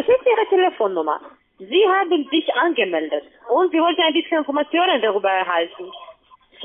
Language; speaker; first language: German; non-native, fluent; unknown